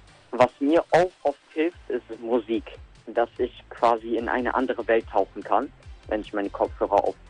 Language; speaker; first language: German; native; German